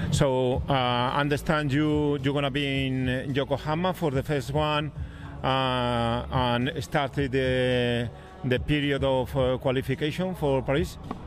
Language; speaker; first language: English; non-native, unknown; Spanish